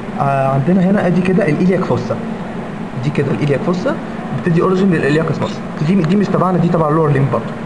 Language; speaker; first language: Arabic; native; Arabic